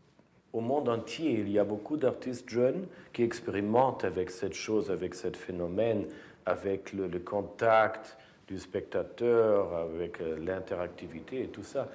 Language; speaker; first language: French; non-native, fluent; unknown